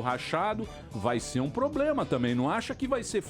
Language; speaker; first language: Portuguese; native; Portuguese